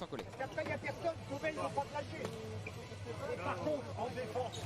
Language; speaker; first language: French; native; French